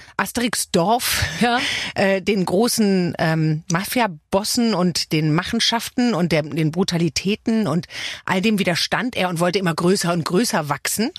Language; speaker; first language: German; native; German